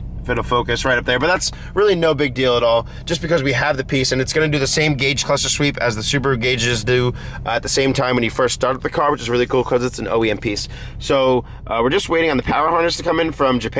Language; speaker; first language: English; native; English